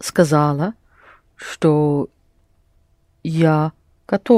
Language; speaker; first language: Russian; non-native, learner; English